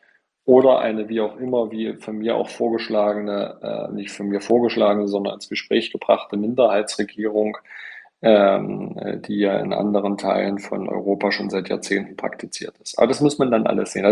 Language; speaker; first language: German; native; German